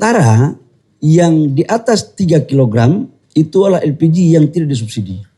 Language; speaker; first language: Indonesian; native; Indonesian